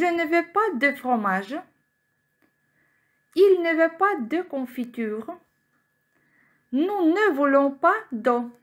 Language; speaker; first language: French; non-native, fluent; Ukrainian